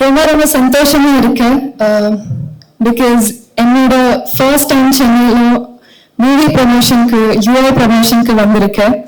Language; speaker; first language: Tamil; non-native, learner; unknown